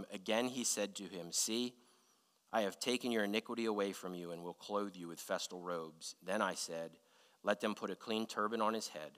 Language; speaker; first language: English; native; English